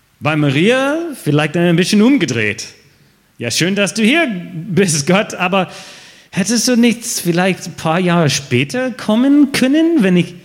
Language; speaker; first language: German; non-native, fluent; English